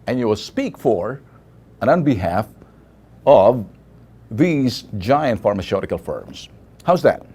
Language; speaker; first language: English; non-native, local second language; Filipino